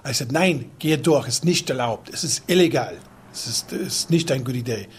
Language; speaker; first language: German; non-native, learner; English